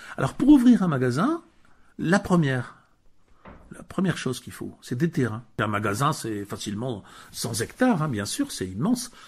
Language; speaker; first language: French; native; French